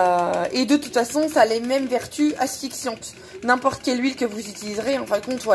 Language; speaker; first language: French; native; French